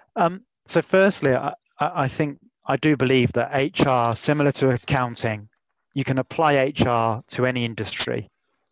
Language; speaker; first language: English; native; English